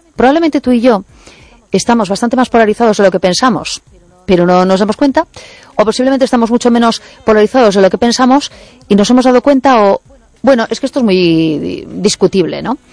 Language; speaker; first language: Spanish; native; Spanish